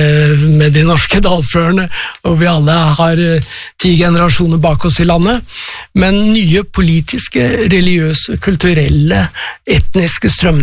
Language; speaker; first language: Norwegian; native; Norwegian